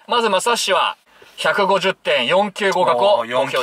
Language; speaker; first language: Japanese; native; Japanese